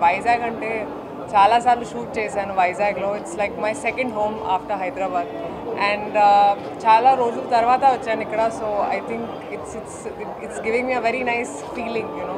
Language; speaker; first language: Telugu; non-native, fluent; Hindi